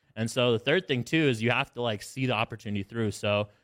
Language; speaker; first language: English; native; English